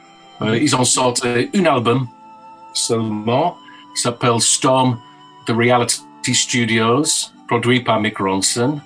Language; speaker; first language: French; non-native, fluent; English